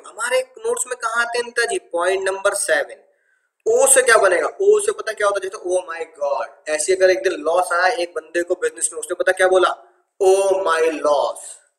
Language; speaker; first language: Hindi; native; Hindi